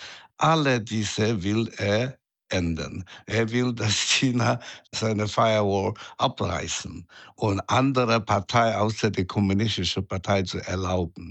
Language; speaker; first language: German; non-native, fluent; Chinese